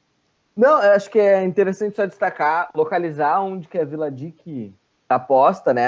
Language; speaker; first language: Portuguese; native; Portuguese